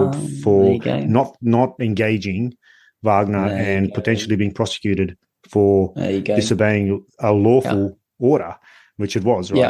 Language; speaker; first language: English; native; English